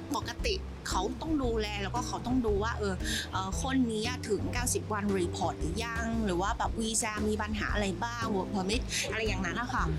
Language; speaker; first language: Thai; non-native, fluent; Vietnamese